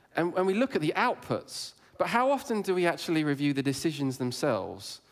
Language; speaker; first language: English; native; English